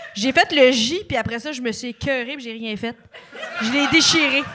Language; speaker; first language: French; native; French